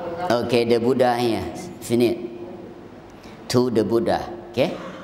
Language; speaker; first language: English; non-native, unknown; Thai